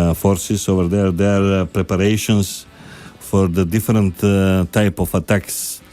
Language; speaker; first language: English; non-native, fluent; Macedonian